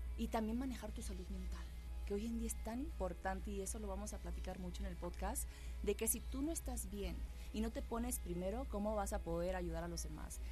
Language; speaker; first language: Spanish; early bilingual, heritage; Spanish